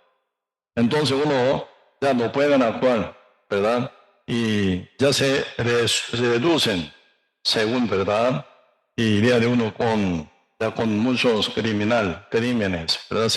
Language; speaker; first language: Spanish; non-native, learner; Korean